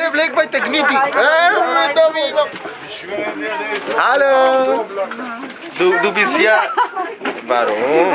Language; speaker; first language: German; non-native, learner; Macedonian